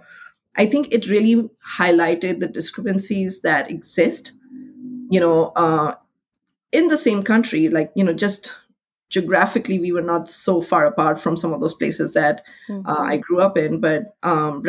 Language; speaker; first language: English; non-native, local second language; Hindi